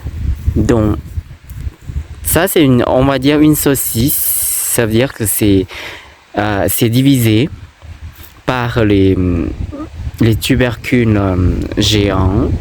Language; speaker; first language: French; non-native, fluent; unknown